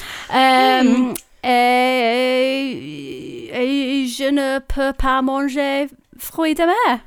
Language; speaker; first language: French; non-native, learner; English